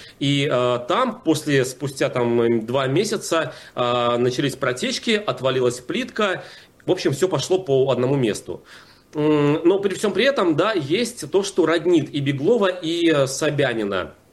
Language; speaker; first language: Russian; native; Russian